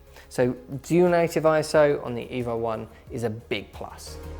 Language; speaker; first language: English; native; English